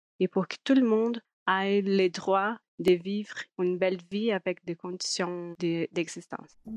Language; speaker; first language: French; non-native, fluent; Portuguese